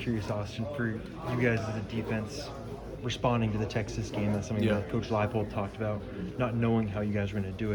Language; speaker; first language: English; native; English